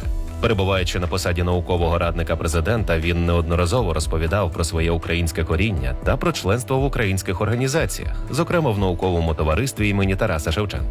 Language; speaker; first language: Ukrainian; native; Ukrainian